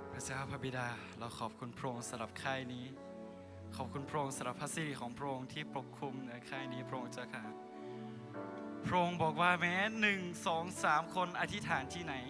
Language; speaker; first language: Thai; native; Thai